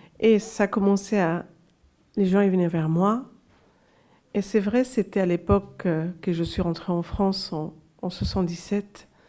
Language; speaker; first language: French; non-native, local second language; Arabic